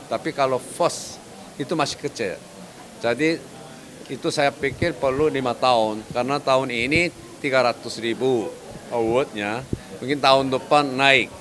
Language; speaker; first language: Indonesian; non-native, fluent; Korean